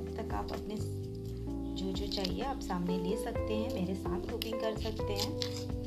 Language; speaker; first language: Hindi; non-native, local second language; Assamese